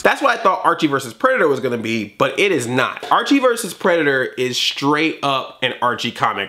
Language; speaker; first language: English; native; English